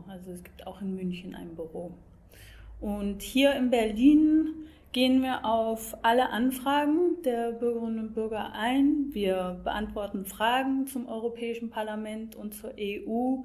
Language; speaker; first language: German; non-native, fluent; English